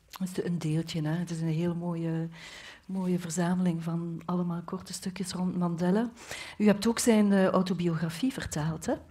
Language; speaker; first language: Dutch; native; Dutch